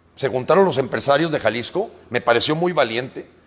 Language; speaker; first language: Spanish; native; Spanish